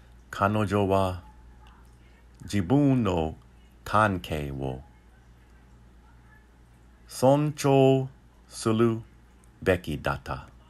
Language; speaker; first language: Japanese; non-native, learner; English